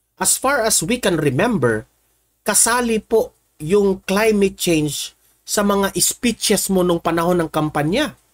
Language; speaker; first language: Filipino; non-native, local second language; Cebuano